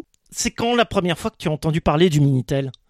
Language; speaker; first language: French; native; French